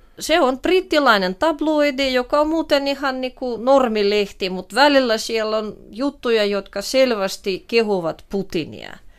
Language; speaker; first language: Finnish; non-native, fluent; Russian